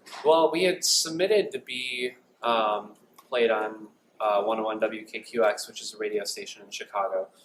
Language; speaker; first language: English; native; English